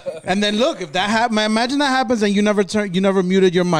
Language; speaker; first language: English; early bilingual, other home language; Spanish